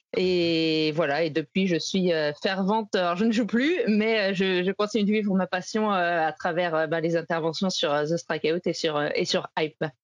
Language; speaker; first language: French; native; French